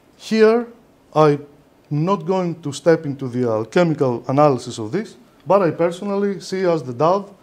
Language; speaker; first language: English; non-native, fluent; Greek